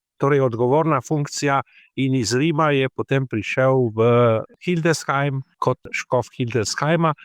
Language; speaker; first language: Slovenian; native; Slovenian